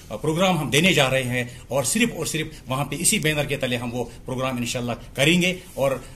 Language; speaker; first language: Urdu; non-native, local second language; Kashmiri